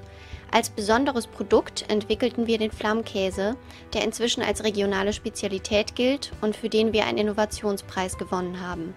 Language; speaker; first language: German; native; German